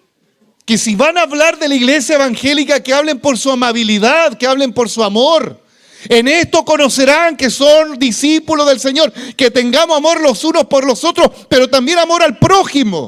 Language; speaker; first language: Spanish; native; Spanish